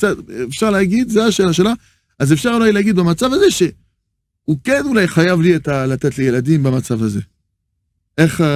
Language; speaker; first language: Hebrew; non-native, fluent; French